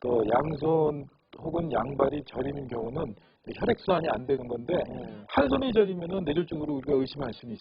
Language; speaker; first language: Korean; native; Korean